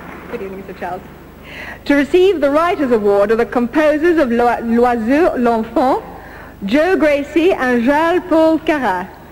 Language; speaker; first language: English; native; English